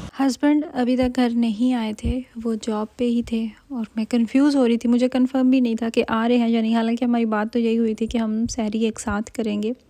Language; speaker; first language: Urdu; native; Urdu